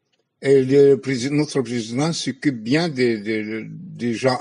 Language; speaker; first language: French; non-native, fluent; Arabic